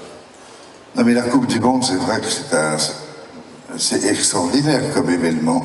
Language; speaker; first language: French; native; French